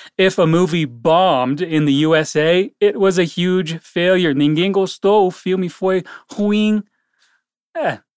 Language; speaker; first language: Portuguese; non-native, fluent; English